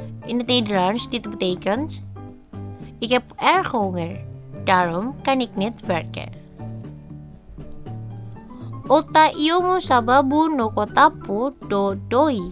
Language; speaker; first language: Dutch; non-native, fluent; Indonesian